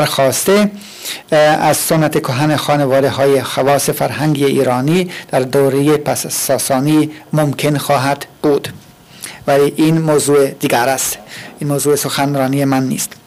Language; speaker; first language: Persian; non-native, fluent; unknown